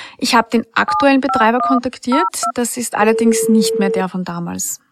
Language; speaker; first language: German; native; German